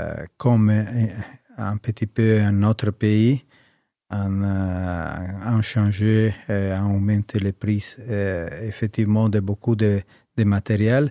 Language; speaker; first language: French; non-native, learner; Italian